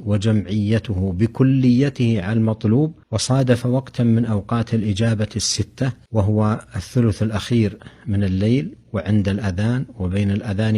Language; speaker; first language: Arabic; native; Arabic